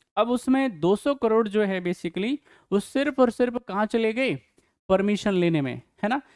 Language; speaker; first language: Hindi; native; Hindi